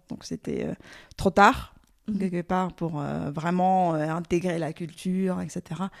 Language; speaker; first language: French; non-native, fluent; Russian